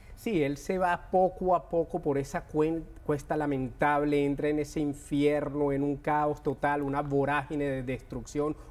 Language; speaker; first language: Spanish; native; Spanish